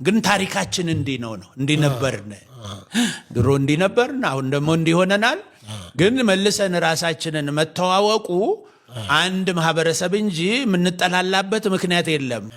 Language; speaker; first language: Amharic; non-native, local second language; Oromo